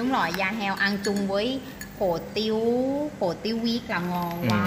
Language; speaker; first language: Vietnamese; non-native, learner; Thai